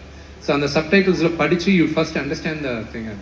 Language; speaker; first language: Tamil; non-native, local second language; Telugu